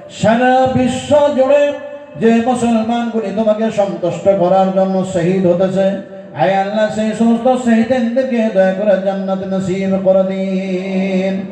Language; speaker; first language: Bangla; non-native, local second language; Urdu